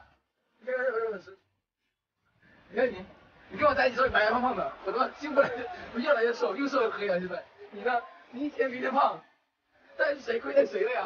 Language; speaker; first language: Chinese; native; Chinese